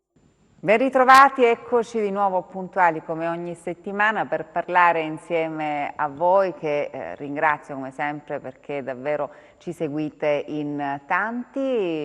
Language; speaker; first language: Italian; native; Italian